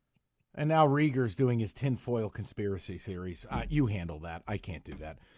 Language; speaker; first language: English; native; English